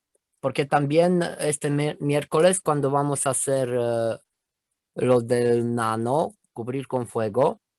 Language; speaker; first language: Spanish; non-native, learner; Romanian